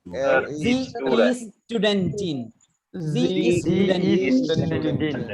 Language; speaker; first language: German; non-native, learner; Malayalam